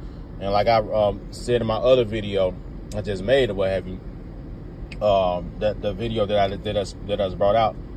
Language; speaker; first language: English; native; English